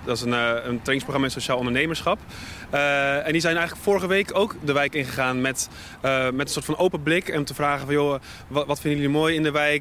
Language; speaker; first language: Dutch; native; Dutch